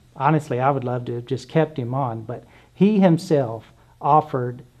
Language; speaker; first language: English; native; English